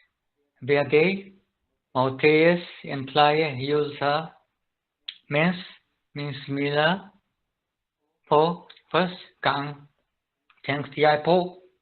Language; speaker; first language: Danish; non-native, learner; Japanese